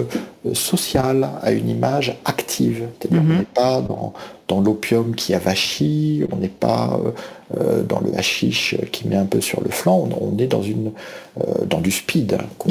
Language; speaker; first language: French; native; French